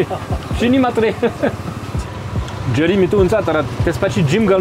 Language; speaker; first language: Nepali; non-native, learner; French